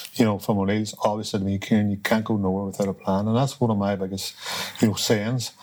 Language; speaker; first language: English; native; English